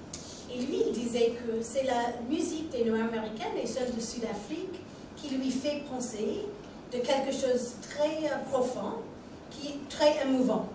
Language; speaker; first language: French; non-native, fluent; English